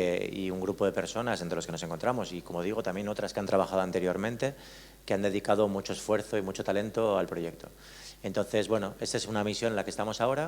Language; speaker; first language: Spanish; native; Spanish